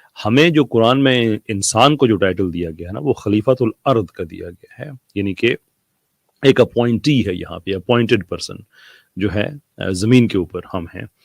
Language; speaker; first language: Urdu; non-native, local second language; Punjabi